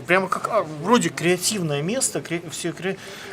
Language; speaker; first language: Russian; native; Russian